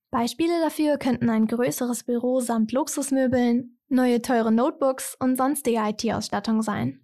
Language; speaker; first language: German; native; German